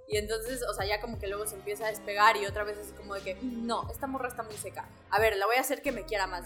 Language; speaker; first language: Spanish; native; Spanish